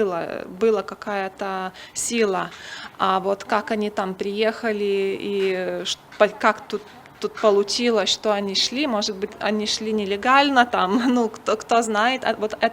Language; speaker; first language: Russian; non-native, fluent; Lithuanian